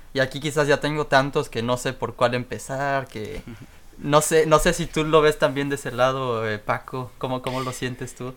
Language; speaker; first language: Spanish; native; Spanish